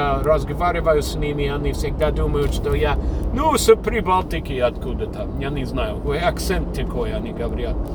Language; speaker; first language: Russian; non-native, fluent; English